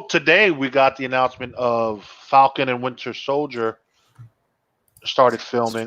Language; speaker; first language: English; native; English